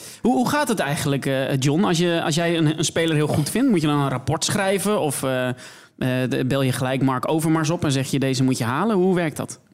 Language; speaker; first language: Dutch; native; Dutch